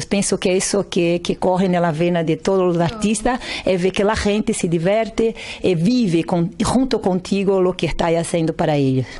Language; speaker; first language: Spanish; non-native, learner; Portuguese